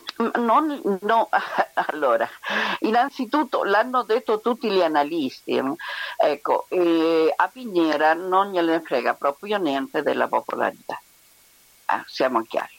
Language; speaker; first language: Italian; non-native, fluent; Spanish